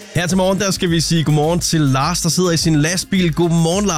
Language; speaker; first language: Danish; native; Danish